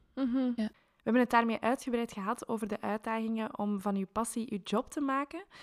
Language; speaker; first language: Dutch; native; Dutch